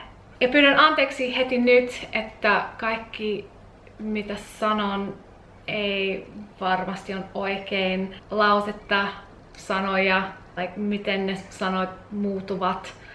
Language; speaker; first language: Finnish; non-native, learner; English